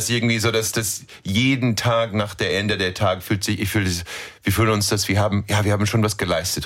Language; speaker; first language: German; non-native, learner; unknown